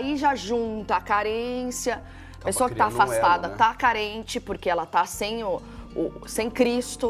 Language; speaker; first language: Portuguese; native; Portuguese